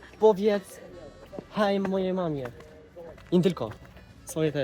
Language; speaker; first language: Polish; non-native, learner; Ukrainian